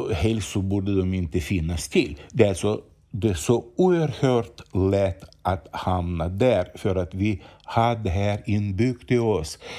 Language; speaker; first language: Swedish; non-native, fluent; Ukrainian